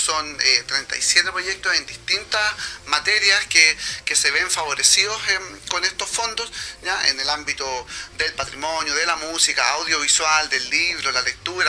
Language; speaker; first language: Spanish; native; Spanish